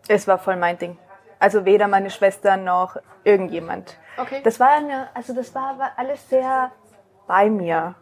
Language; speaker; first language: German; early bilingual, other home language; Spanish